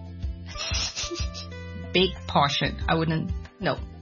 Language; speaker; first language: English; non-native, local second language; Min Nan Chinese